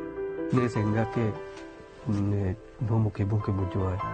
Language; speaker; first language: Korean; non-native, learner; Sinhala